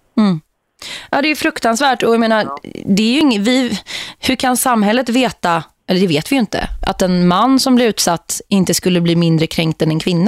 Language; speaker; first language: Swedish; native; Swedish